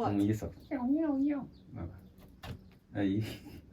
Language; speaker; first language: Portuguese; native; Portuguese